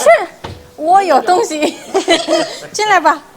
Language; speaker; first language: Chinese; non-native, fluent; Indonesian